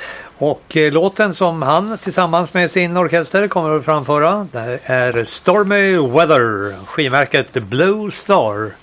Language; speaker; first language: Swedish; native; Swedish